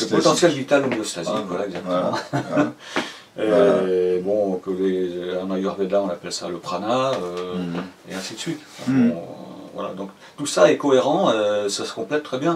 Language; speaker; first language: French; native; French